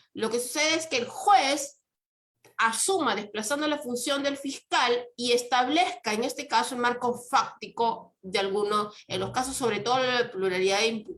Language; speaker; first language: Spanish; native; Spanish